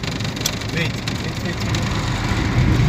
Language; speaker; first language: English; non-native, learner; Turkish